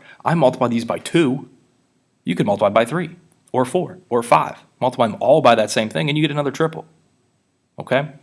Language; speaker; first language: English; native; English